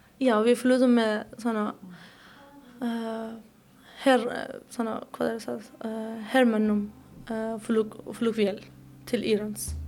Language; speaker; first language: Icelandic; non-native, learner; Persian